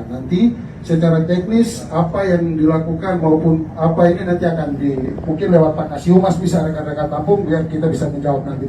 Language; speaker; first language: Indonesian; native; Indonesian